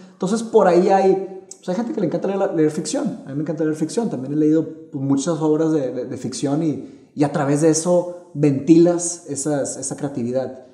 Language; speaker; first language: Spanish; early bilingual, other home language; Portuguese